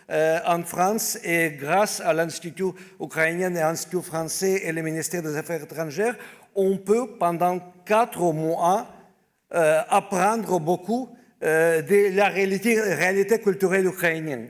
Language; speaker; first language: French; non-native, fluent; Ukrainian